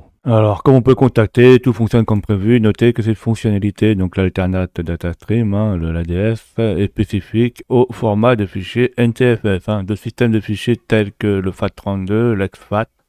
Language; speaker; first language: French; native; French